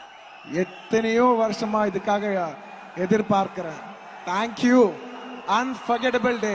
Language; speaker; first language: Tamil; non-native, local second language; Telugu